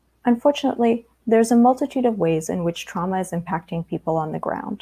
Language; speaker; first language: English; early bilingual, other home language; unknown